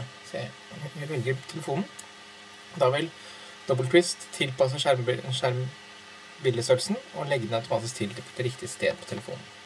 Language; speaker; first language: Norwegian; native; Norwegian